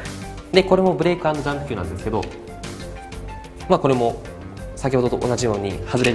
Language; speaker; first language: Japanese; native; Japanese